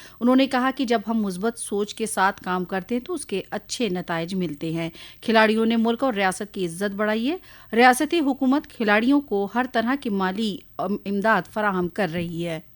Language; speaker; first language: Urdu; native; Urdu